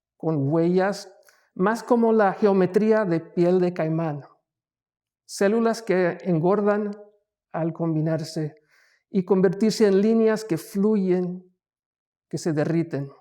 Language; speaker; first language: Spanish; early bilingual, heritage; Spanish